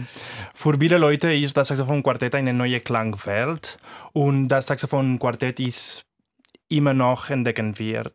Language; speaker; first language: German; non-native, fluent; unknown